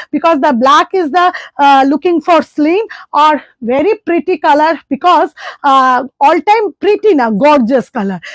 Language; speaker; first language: Hindi; non-native, local second language; Bangla